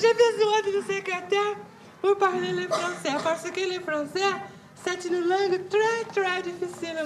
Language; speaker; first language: French; non-native, fluent; Portuguese